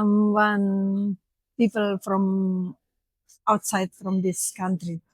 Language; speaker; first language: English; non-native, learner; Indonesian